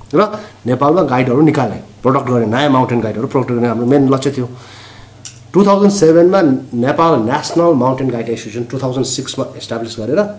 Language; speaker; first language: Nepali; non-native, local second language; Sherpa